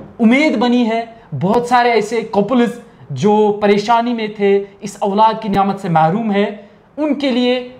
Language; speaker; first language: Hindi; non-native, local second language; Kashmiri